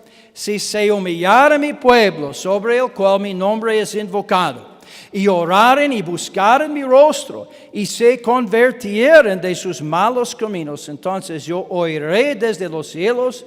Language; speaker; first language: Spanish; non-native, learner; English